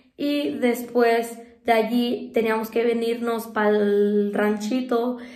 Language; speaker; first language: Spanish; early bilingual, heritage; Spanish